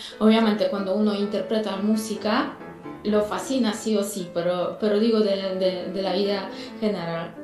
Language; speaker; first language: Spanish; non-native, fluent; Polish